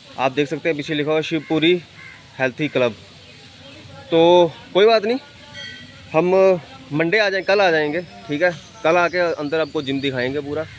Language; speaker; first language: Hindi; native; Hindi